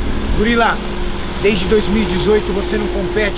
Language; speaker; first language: Portuguese; native; Portuguese